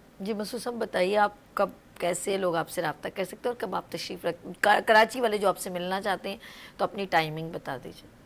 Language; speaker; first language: Urdu; native; Urdu